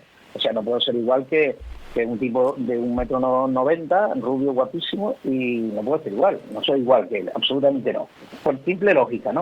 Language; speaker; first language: Spanish; native; Spanish